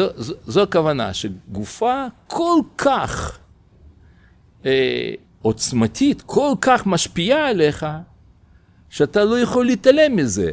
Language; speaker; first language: Hebrew; non-native, fluent; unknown